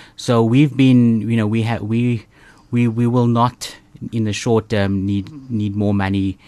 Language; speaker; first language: English; native; English